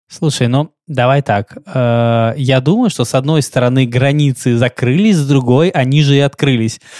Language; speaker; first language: Russian; native; Russian